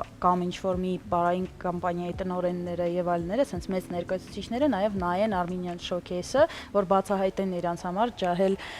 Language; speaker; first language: Armenian; early bilingual, heritage; Armenian